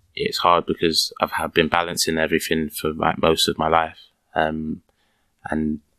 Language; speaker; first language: English; native; English